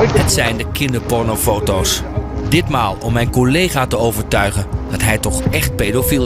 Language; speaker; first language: Dutch; native; Dutch